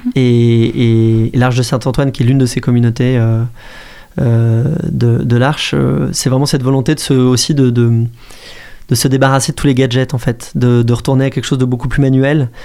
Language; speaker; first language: French; native; French